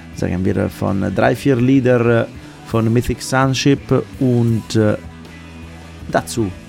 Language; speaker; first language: German; non-native, fluent; Italian